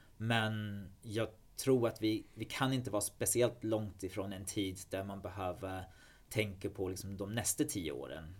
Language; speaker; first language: Swedish; non-native, fluent; English